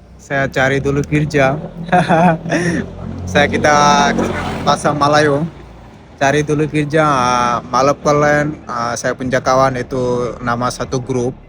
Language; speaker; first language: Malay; non-native, learner; Bangla